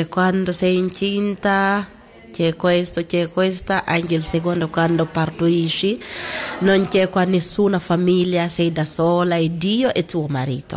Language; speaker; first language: Italian; non-native, learner; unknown